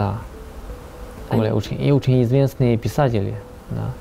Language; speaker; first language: Russian; non-native, learner; Chinese